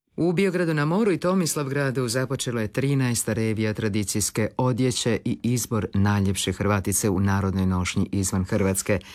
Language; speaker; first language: Croatian; native; Croatian